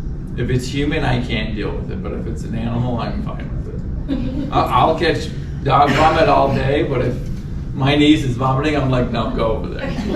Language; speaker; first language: English; native; English